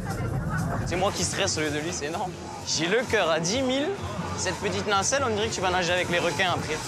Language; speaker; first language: French; native; French